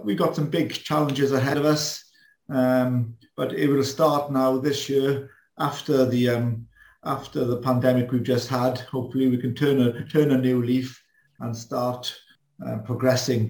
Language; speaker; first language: English; non-native, local second language; Welsh